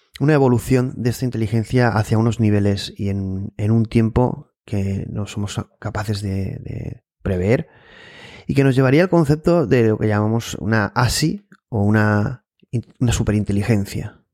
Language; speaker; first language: Spanish; native; Spanish